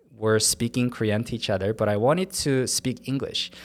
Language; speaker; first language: English; non-native, fluent; Korean